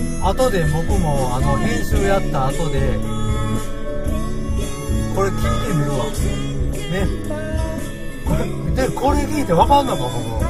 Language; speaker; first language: Japanese; native; Japanese